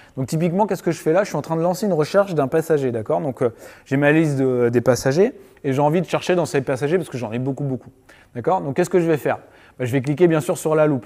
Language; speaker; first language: French; native; French